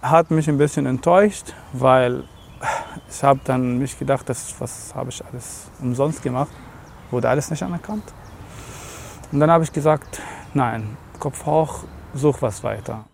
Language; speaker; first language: German; non-native, learner; Arabic